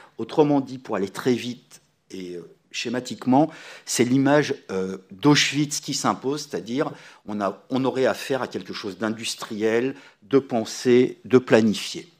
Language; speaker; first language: French; native; French